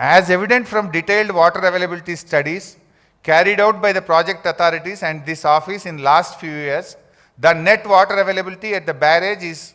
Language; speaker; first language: English; non-native, local second language; Telugu